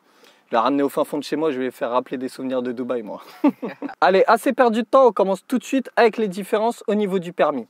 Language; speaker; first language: French; native; French